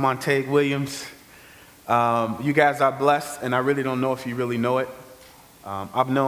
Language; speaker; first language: English; native; English